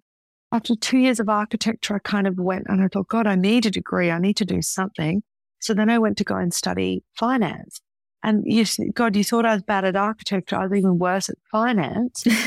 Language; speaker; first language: English; native; English